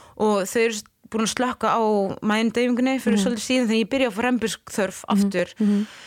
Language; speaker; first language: Icelandic; non-native, fluent; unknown